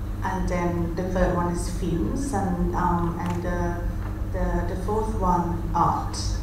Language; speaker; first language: English; non-native, fluent; Thai